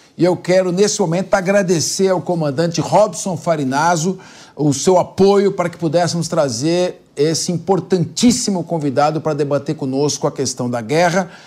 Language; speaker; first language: Portuguese; native; Portuguese